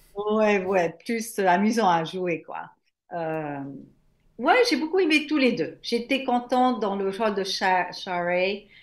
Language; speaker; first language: French; native; French